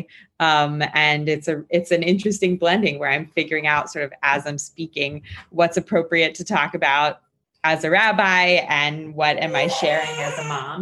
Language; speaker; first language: English; native; English